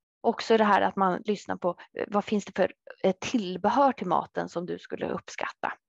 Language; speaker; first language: Swedish; native; Swedish